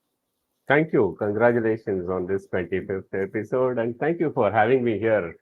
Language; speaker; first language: English; non-native, local second language; Tamil